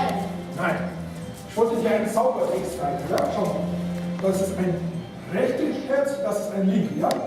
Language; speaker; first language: German; non-native, fluent; Russian